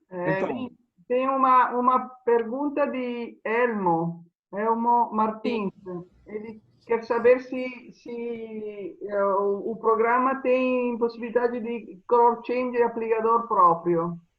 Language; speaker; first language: Portuguese; non-native, fluent; Italian